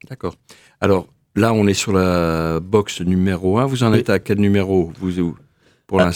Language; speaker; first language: French; native; French